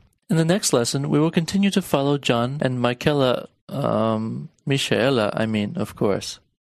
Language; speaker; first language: English; native; English